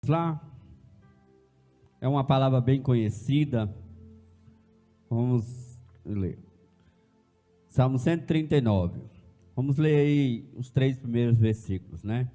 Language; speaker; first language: Portuguese; native; Portuguese